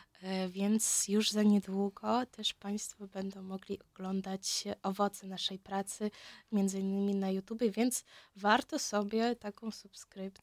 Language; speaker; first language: Polish; non-native, fluent; Ukrainian